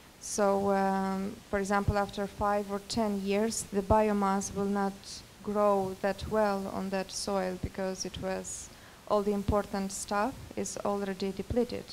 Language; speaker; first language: English; non-native, fluent; Romanian